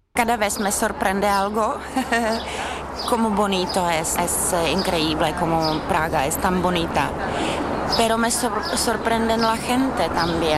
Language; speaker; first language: Spanish; non-native, fluent; Czech